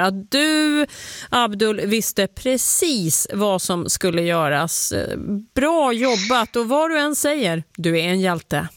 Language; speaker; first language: Swedish; native; Swedish